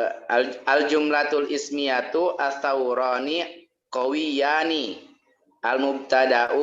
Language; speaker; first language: Arabic; non-native, learner; Indonesian